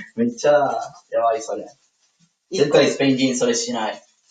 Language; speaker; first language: Japanese; non-native, learner; Spanish